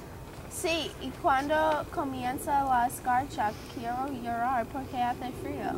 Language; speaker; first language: Spanish; non-native, learner; English